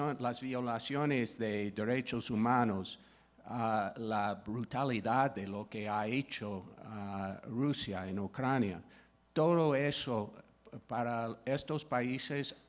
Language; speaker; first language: Spanish; non-native, fluent; English